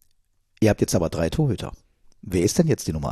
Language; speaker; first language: German; native; German